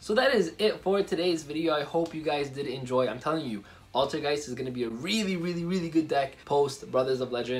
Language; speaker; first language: English; native; English